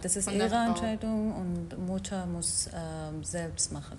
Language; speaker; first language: German; non-native, learner; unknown